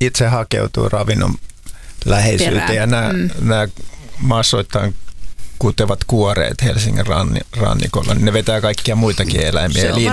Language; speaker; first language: Finnish; native; Finnish